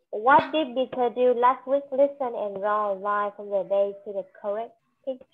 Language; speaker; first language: English; non-native, fluent; Vietnamese